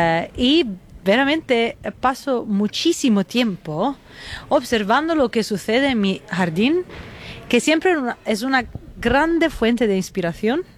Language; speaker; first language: Spanish; non-native, fluent; Italian